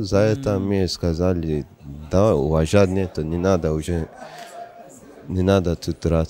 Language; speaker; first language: Russian; non-native, local second language; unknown